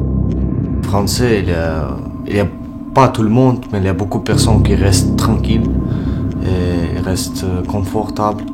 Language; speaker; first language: French; non-native, learner; Ukrainian